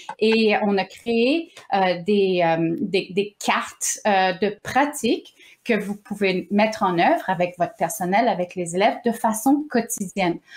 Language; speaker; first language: French; native; French